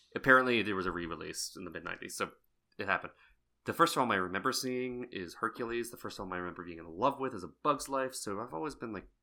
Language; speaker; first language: English; native; English